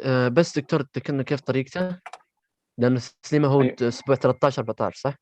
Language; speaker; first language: Arabic; native; Arabic